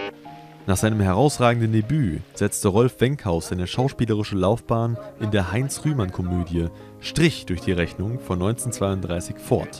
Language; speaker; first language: German; native; German